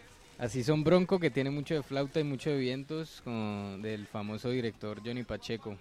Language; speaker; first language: Spanish; native; Spanish